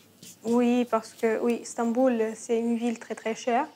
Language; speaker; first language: French; non-native, learner; Arabic